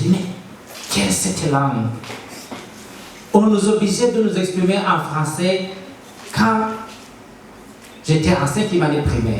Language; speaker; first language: French; non-native, local second language; Rundi